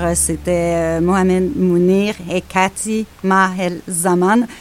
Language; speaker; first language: French; native; French